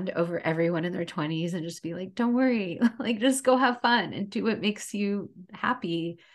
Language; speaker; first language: English; native; English